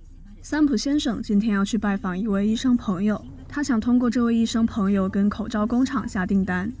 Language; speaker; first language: Chinese; native; Chinese